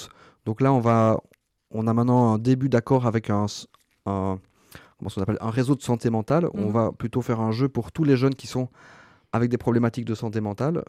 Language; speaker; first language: French; native; French